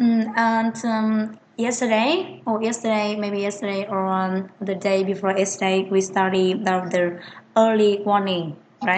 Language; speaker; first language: English; non-native, fluent; Vietnamese